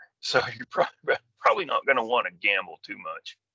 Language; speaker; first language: English; native; English